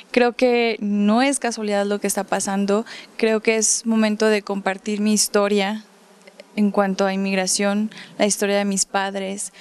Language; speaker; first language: Spanish; early bilingual, heritage; Spanish